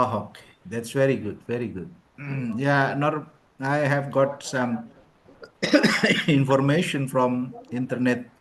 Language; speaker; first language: English; non-native, learner; Indonesian